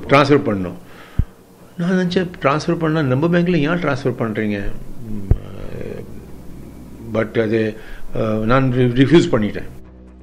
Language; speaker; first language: Tamil; non-native, local second language; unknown